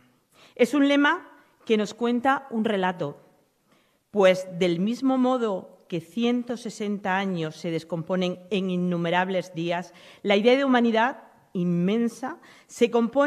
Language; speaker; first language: Spanish; native; Spanish